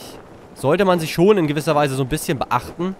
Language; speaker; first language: German; native; German